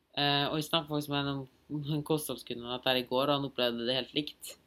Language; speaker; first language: Norwegian; non-native, fluent; German